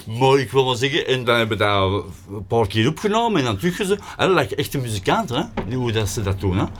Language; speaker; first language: Dutch; native; Dutch